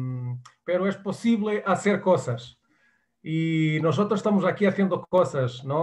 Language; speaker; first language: Spanish; non-native, fluent; Portuguese